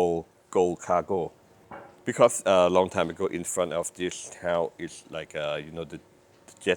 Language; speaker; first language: English; non-native, learner; Thai